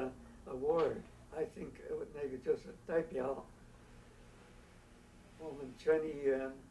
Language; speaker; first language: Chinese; non-native, local second language; English